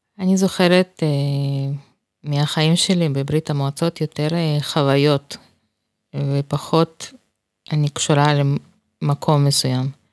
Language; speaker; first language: Hebrew; non-native, fluent; Russian